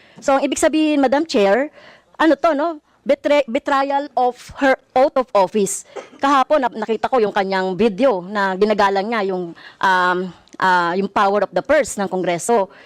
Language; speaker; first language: Filipino; native; Filipino